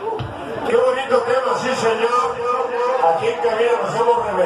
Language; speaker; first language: Spanish; native; Spanish